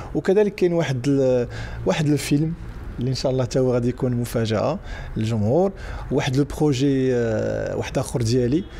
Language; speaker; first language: Arabic; native; Arabic